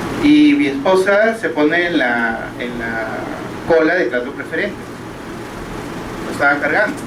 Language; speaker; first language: Spanish; native; Spanish